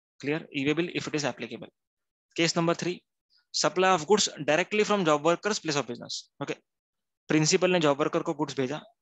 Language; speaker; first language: Hindi; non-native, local second language; Gujarati